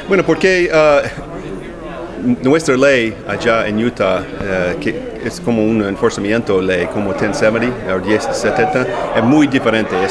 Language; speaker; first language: Spanish; non-native, learner; English